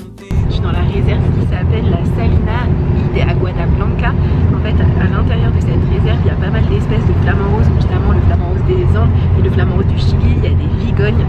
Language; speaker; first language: French; native; French